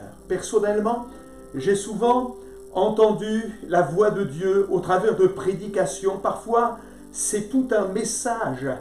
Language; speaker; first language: French; native; French